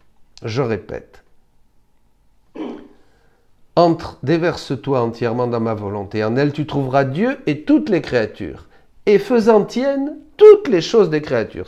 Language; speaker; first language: French; native; French